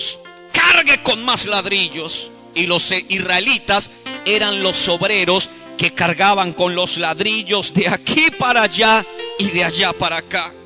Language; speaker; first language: Spanish; native; Spanish